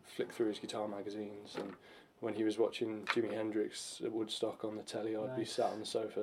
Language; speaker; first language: English; native; English